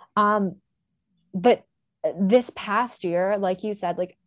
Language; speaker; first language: English; non-native, local second language; Japanese